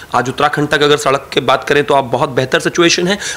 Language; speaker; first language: Hindi; native; Hindi